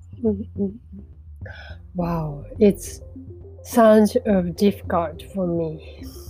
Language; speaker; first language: English; non-native, learner; Japanese